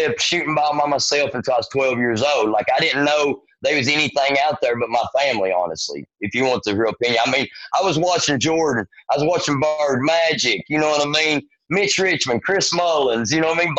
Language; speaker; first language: English; native; English